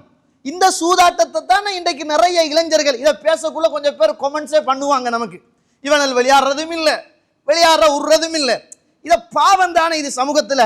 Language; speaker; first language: Tamil; native; Tamil